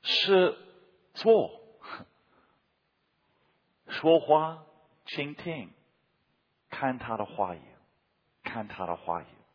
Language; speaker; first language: Chinese; non-native, fluent; English